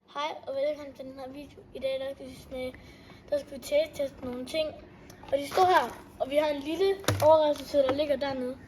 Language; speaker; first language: Danish; native; Danish